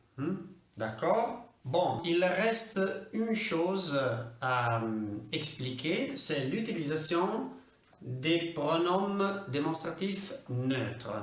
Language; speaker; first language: French; non-native, fluent; Italian